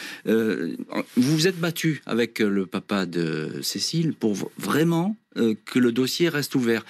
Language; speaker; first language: French; native; French